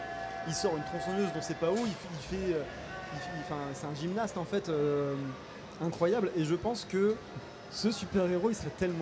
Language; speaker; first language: French; native; French